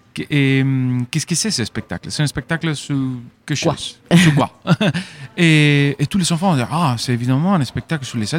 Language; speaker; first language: French; non-native, fluent; Spanish